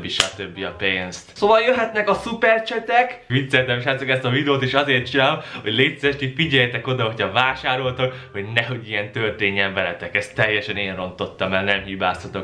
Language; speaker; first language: Hungarian; native; Hungarian